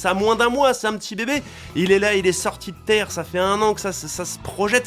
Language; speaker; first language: French; native; French